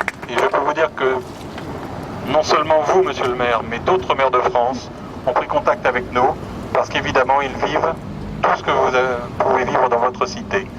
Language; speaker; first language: French; native; French